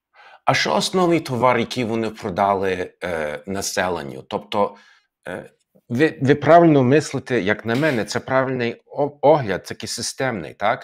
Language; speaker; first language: Ukrainian; non-native, fluent; English